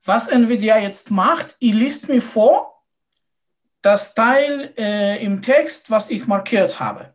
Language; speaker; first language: German; non-native, fluent; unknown